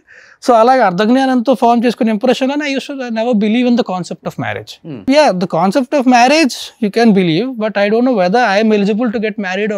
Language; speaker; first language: Telugu; native; Telugu